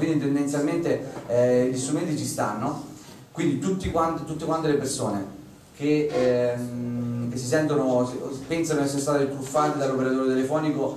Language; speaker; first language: Italian; native; Italian